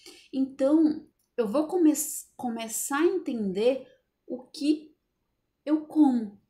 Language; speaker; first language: Portuguese; native; Portuguese